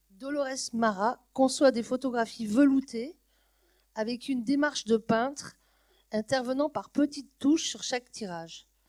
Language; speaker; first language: French; native; French